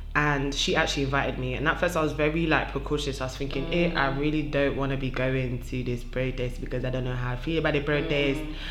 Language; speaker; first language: English; non-native, local second language; French